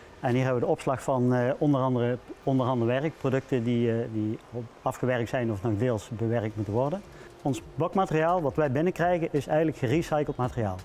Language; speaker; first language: Dutch; native; Dutch